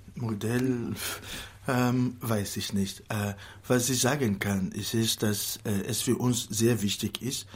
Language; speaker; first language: German; non-native, fluent; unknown